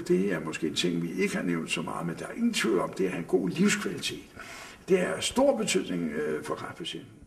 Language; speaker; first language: Danish; native; Danish